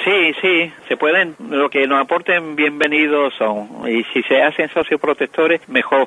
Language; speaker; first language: Spanish; native; Spanish